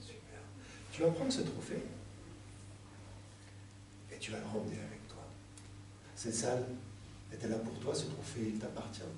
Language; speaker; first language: French; native; French